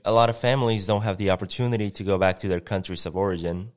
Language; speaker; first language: English; non-native, fluent; Spanish